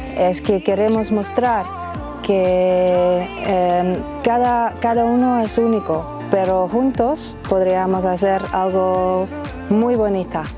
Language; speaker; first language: Spanish; non-native, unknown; Dutch